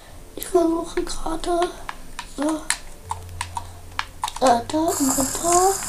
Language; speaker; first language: German; native; German